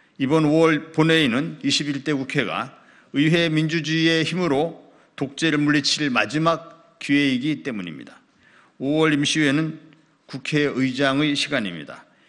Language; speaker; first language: Korean; native; Korean